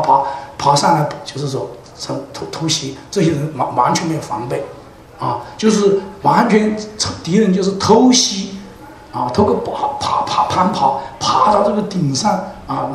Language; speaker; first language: Chinese; native; Chinese